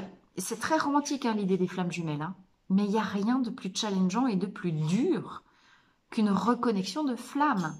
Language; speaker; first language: French; native; French